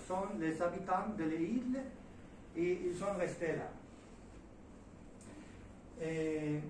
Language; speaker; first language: French; non-native, learner; Spanish